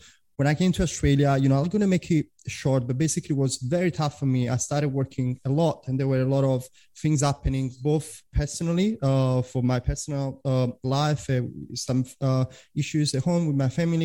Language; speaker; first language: English; non-native, fluent; Italian